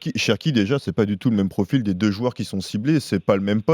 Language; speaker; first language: French; native; French